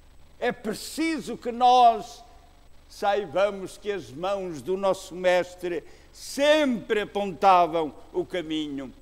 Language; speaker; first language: Portuguese; native; Portuguese